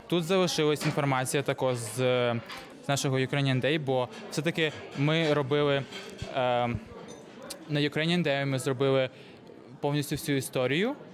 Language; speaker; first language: Ukrainian; native; Ukrainian